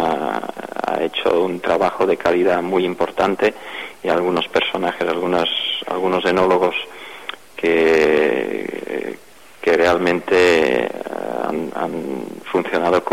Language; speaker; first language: Spanish; non-native, fluent; Dutch